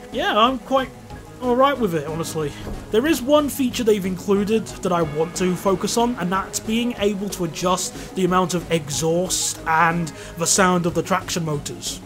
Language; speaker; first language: English; native; English